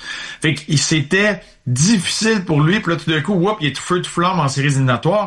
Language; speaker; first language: French; native; French